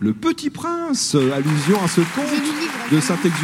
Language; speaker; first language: French; native; French